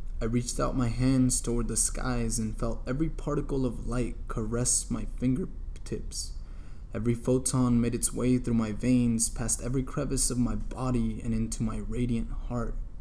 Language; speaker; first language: English; early bilingual, other home language; Spanish